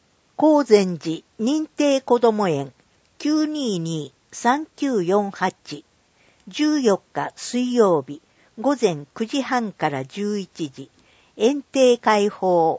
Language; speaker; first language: Japanese; native; Japanese